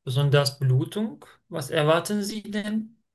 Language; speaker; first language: German; non-native, learner; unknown